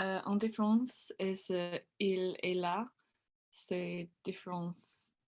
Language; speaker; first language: French; non-native, learner; English